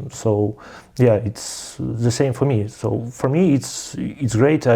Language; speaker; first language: English; non-native, learner; Russian